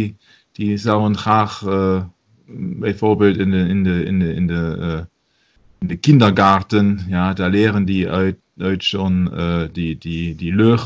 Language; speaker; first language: Dutch; non-native, learner; German